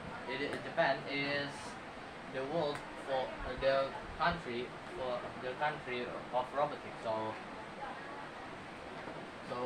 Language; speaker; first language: English; non-native, learner; Indonesian